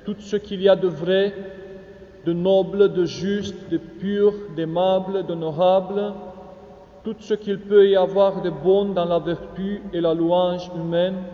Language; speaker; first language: French; non-native, fluent; Romanian